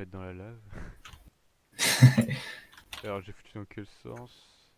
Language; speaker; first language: French; native; French